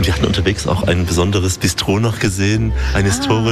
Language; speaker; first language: German; native; German